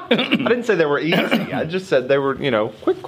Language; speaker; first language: English; native; English